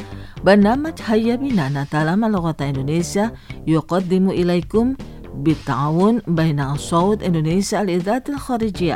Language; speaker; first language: Arabic; non-native, fluent; Indonesian